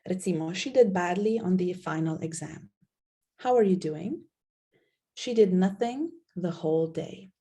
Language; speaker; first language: English; non-native, fluent; Slovenian